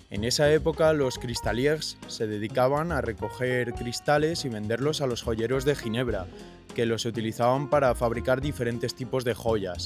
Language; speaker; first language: Spanish; native; Spanish